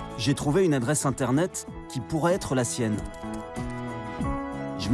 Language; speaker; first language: French; native; French